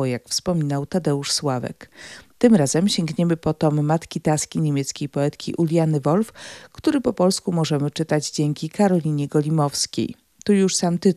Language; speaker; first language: Polish; non-native, fluent; German